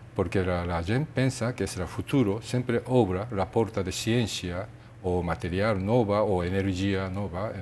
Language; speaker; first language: Catalan; non-native, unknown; Japanese